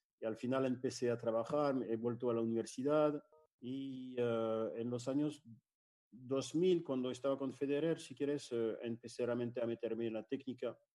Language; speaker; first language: Spanish; non-native, fluent; French